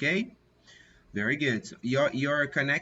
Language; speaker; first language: English; non-native, fluent; Portuguese